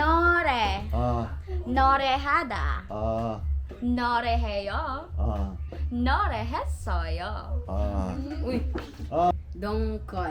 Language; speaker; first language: Korean; non-native, learner; Cebuano